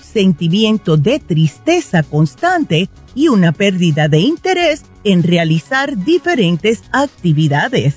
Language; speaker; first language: Spanish; native; Spanish